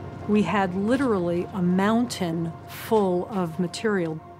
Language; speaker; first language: English; native; English